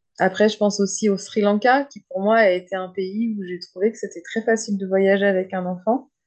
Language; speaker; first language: French; native; French